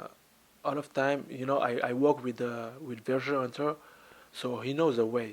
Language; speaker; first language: English; non-native, learner; French